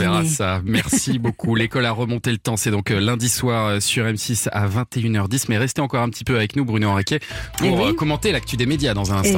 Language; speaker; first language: French; native; French